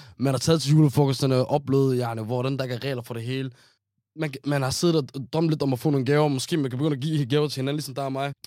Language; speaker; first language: Danish; non-native, fluent; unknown